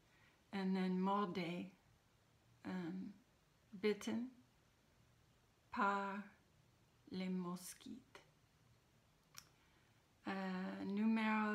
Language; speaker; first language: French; non-native, fluent; English